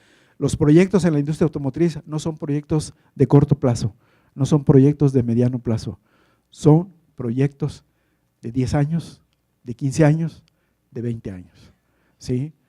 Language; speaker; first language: Spanish; native; Spanish